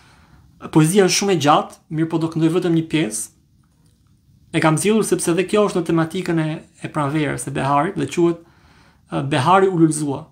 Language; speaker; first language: Albanian; native; Albanian